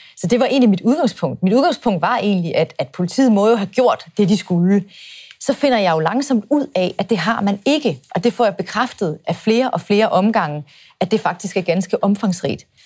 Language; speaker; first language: Danish; native; Danish